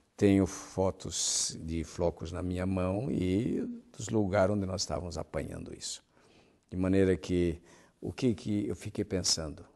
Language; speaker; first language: Portuguese; native; Portuguese